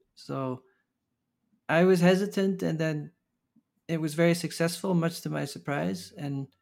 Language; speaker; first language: English; early bilingual, other home language; Dutch